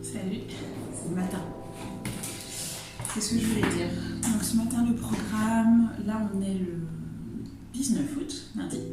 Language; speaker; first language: French; native; French